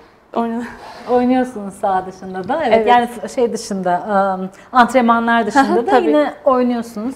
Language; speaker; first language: Turkish; native; Turkish